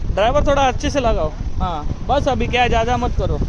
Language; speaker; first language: Hindi; non-native, local second language; Marathi